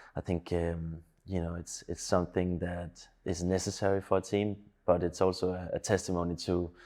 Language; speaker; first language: English; non-native, fluent; Danish